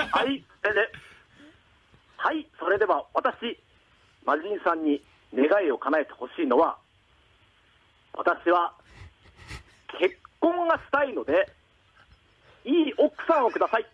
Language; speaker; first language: Japanese; native; Japanese